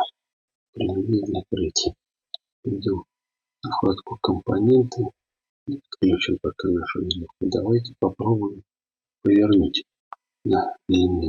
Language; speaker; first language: Russian; native; Russian